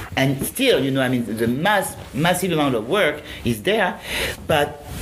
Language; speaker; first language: English; non-native, fluent; French